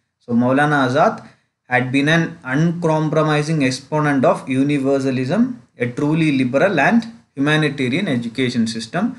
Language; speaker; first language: English; non-native, local second language; Tamil